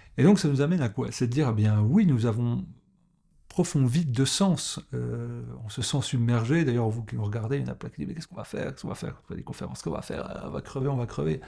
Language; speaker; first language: French; native; French